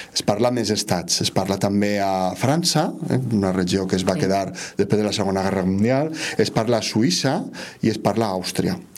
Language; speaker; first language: Catalan; native; Catalan